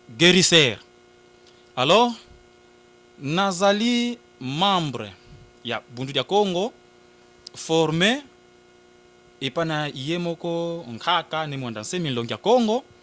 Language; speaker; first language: Lingala; non-native, local second language; Kongo